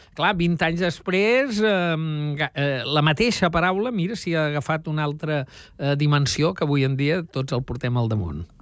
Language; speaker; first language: Catalan; native; Catalan